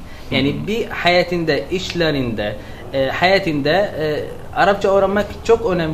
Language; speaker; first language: Turkish; non-native, learner; Arabic